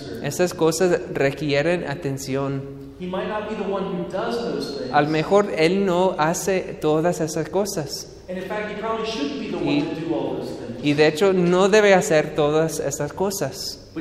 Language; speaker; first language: Spanish; non-native, fluent; English